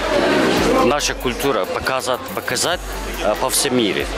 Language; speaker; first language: Russian; non-native, learner; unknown